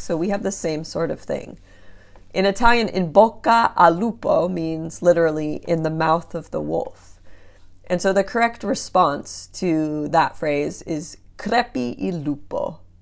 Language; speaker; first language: English; native; English